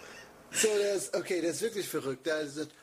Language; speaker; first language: German; non-native, fluent; English